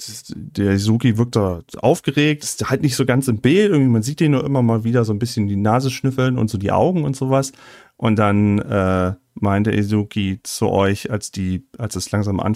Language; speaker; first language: German; native; German